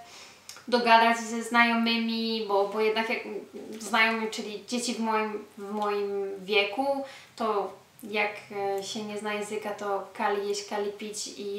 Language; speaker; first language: Polish; early bilingual, heritage; Polish